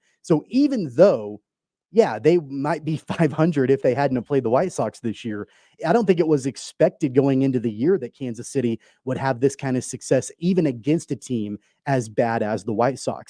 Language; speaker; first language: English; native; English